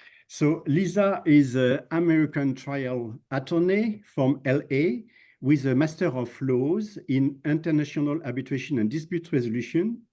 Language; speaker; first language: English; non-native, fluent; French